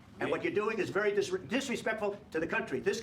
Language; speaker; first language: English; native; English